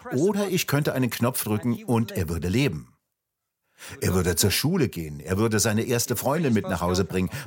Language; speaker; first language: German; non-native, fluent; Russian